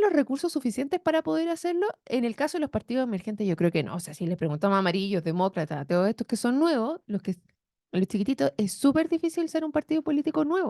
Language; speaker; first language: Spanish; native; Spanish